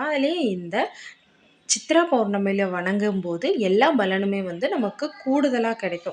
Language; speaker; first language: Tamil; native; Tamil